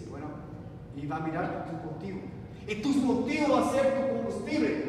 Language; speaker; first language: Spanish; non-native, learner; Portuguese